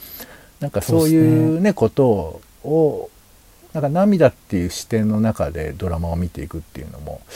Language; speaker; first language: Japanese; native; Japanese